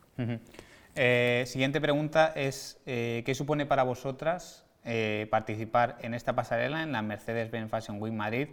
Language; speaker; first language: Spanish; native; Spanish